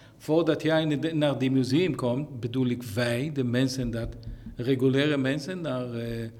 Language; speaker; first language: Dutch; non-native, fluent; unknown